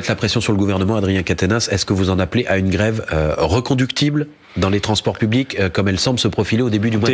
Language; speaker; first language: French; native; French